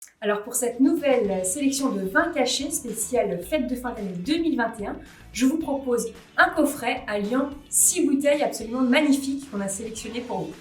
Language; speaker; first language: French; native; French